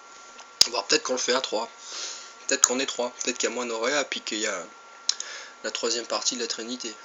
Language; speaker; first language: French; native; French